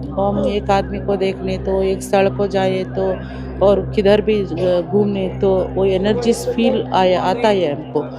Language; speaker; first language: Hindi; non-native, local second language; Kannada